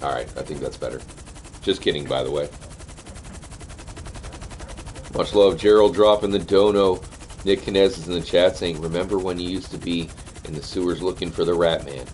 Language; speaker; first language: English; native; English